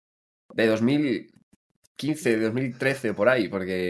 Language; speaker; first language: Spanish; native; Spanish